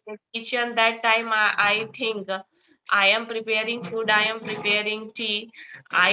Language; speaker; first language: English; non-native, learner; Hindi